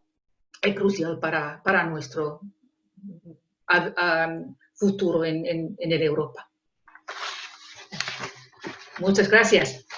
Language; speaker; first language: Spanish; non-native, fluent; Finnish